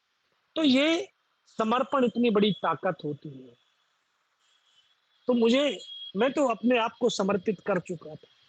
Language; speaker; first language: Hindi; native; Hindi